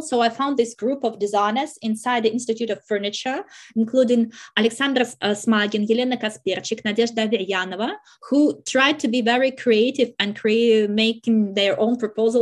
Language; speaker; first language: English; non-native, fluent; Russian